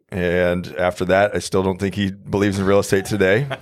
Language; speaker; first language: English; native; English